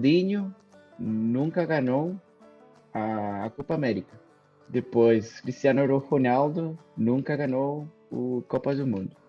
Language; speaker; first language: Portuguese; non-native, fluent; Spanish